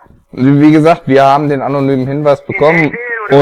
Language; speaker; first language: German; native; German